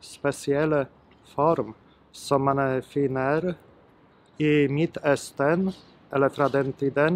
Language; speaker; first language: Norwegian; non-native, fluent; Polish